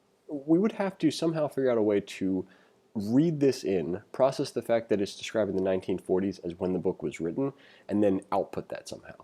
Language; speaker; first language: English; native; English